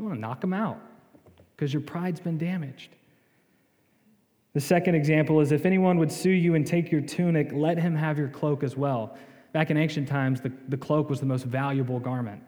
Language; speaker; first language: English; native; English